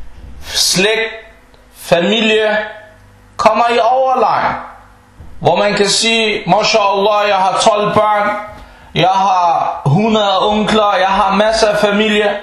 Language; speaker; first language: Danish; early bilingual, other home language; Arabic